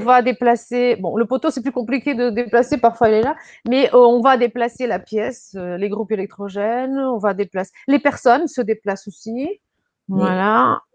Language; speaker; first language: French; non-native, fluent; Portuguese